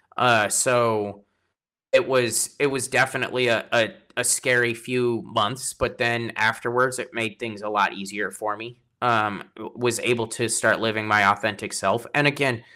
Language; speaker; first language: English; native; English